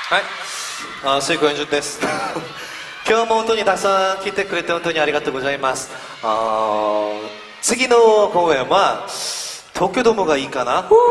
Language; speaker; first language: Japanese; non-native, fluent; Korean